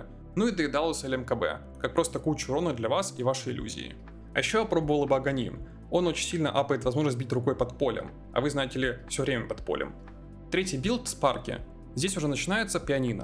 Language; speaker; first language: Russian; native; Russian